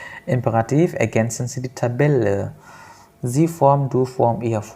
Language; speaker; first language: German; non-native, fluent; Indonesian